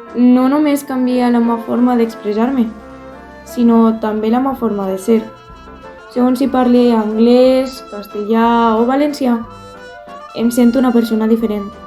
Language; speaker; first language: Catalan; native; Catalan